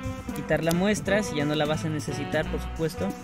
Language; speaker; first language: Spanish; native; Spanish